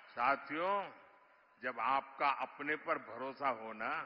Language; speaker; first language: Hindi; non-native, local second language; Gujarati